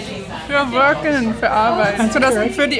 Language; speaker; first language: German; non-native, learner; English